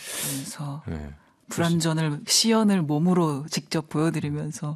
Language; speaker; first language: Korean; native; Korean